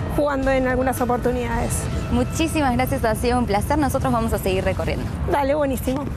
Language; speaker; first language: Spanish; native; Spanish